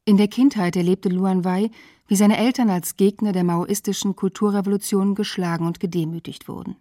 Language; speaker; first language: German; native; German